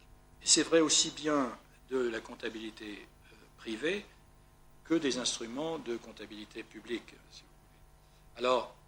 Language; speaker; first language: French; native; French